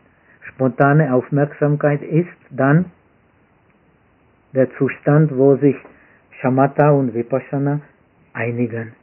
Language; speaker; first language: German; non-native, fluent; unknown